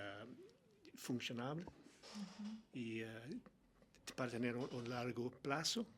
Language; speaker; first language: Spanish; non-native, learner; Swedish